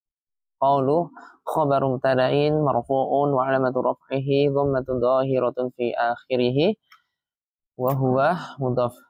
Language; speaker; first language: Arabic; non-native, fluent; Indonesian